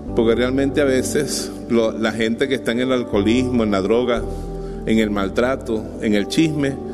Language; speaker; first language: Spanish; native; Spanish